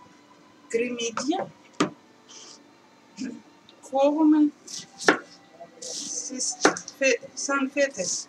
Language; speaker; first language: Greek; non-native, learner; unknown